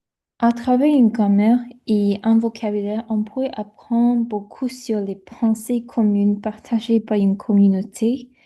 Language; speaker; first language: French; non-native, fluent; English